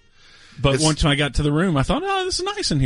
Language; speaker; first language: English; native; English